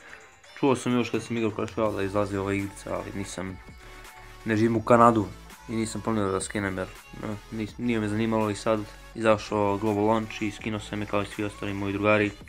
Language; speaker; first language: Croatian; early bilingual, heritage; Croatian